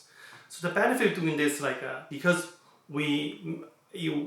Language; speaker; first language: English; non-native, fluent; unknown